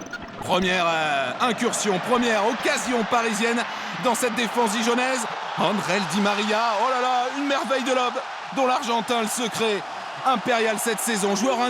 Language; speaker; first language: French; native; French